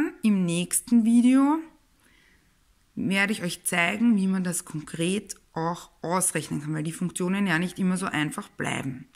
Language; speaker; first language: German; native; German